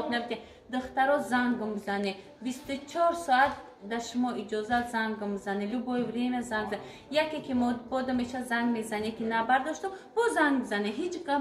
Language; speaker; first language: Russian; non-native, local second language; Tajik